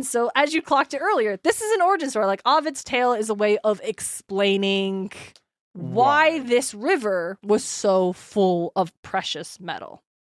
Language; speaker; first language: English; native; English